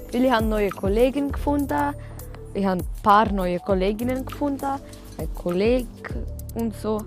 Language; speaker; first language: German; non-native, learner; Ukrainian